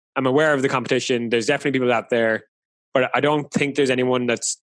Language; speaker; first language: English; native; English